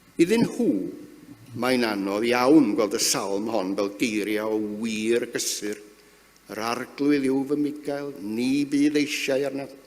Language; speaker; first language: Welsh; native; Welsh